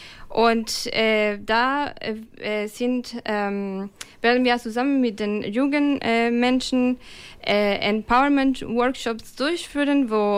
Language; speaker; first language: German; non-native, fluent; Spanish